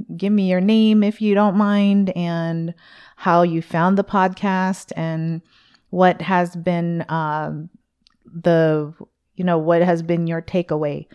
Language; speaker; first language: English; early bilingual, other home language; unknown